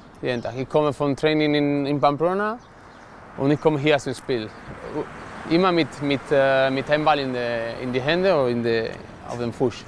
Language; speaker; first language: German; non-native, learner; Spanish